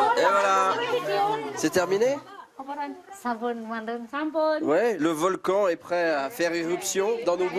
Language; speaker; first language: French; native; French